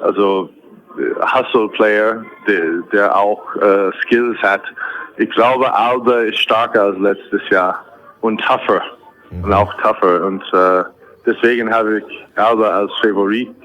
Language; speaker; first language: German; non-native, fluent; English